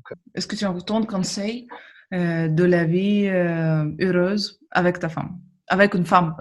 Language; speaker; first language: French; non-native, fluent; Russian